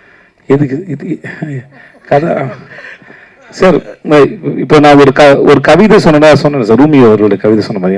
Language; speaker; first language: Tamil; native; Tamil